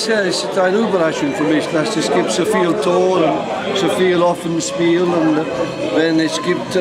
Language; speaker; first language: German; non-native, fluent; English